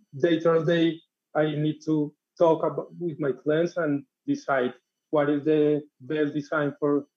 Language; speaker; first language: English; non-native, learner; Spanish